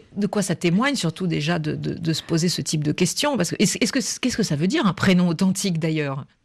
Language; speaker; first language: French; native; French